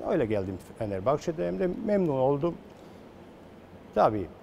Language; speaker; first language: Turkish; non-native, learner; Serbian